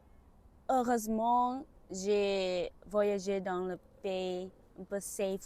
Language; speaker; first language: French; non-native, learner; Vietnamese